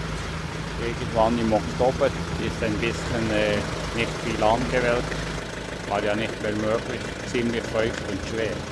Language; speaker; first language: German; native; German